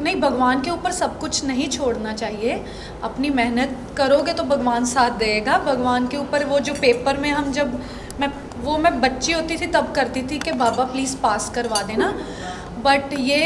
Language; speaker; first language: Hindi; non-native, local second language; Punjabi